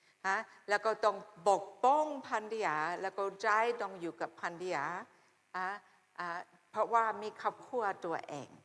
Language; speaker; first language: Thai; non-native, fluent; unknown